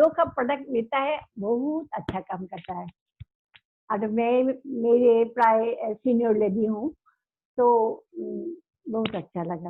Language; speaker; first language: Hindi; non-native, local second language; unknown